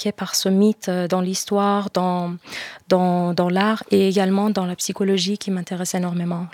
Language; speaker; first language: French; non-native, fluent; Persian